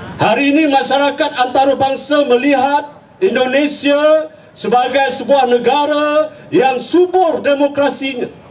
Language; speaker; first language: Malay; native; Malay